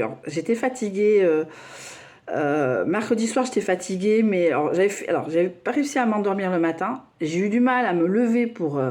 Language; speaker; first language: French; native; French